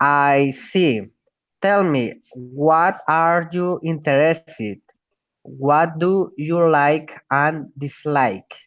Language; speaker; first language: English; non-native, learner; Spanish